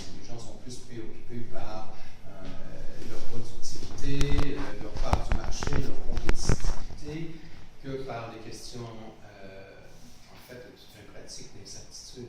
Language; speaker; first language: French; native; French